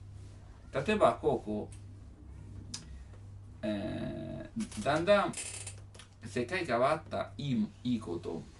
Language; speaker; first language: Japanese; non-native, learner; Italian